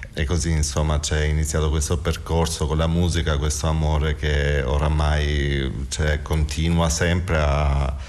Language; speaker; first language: Italian; non-native, fluent; Albanian